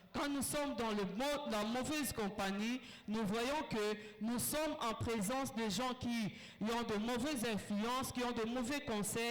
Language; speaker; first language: French; non-native, local second language; Lingala